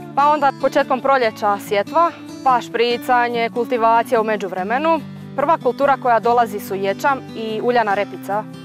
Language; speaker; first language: Croatian; native; Croatian